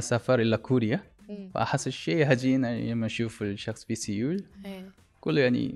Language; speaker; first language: Arabic; non-native, learner; Korean